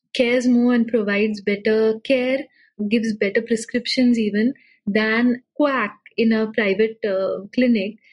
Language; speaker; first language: English; non-native, local second language; Marathi